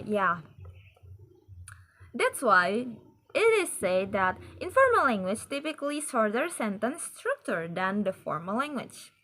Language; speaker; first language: English; non-native, learner; Indonesian